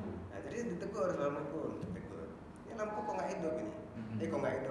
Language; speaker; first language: Indonesian; native; Indonesian